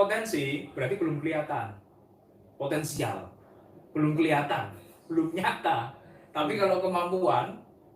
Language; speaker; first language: Indonesian; native; Indonesian